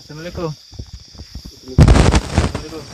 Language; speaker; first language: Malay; non-native, local second language; Javanese